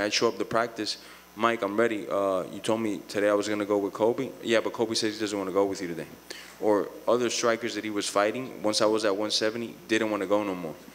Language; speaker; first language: English; early bilingual, other home language; Spanish